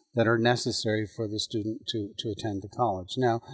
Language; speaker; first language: English; native; English